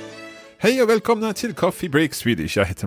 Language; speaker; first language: Swedish; non-native, learner; English